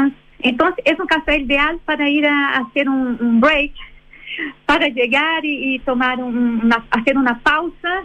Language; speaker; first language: Spanish; non-native, fluent; Portuguese